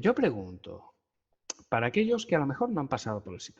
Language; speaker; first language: Spanish; native; Spanish